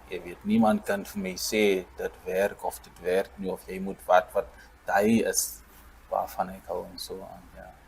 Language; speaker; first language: Afrikaans; non-native, local second language; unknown